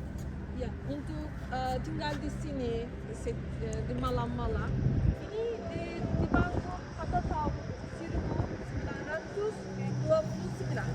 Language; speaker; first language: Indonesian; non-native, learner; Turkish